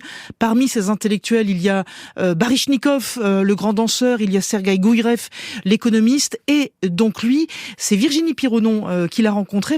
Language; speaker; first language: French; native; French